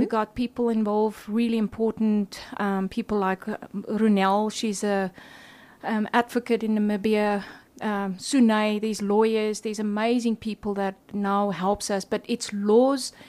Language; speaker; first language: English; non-native, local second language; Afrikaans